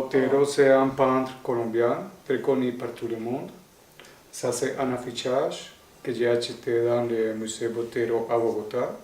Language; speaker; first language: French; non-native, fluent; Spanish